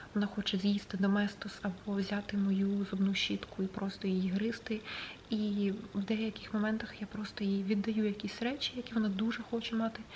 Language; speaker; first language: Ukrainian; non-native, local second language; Russian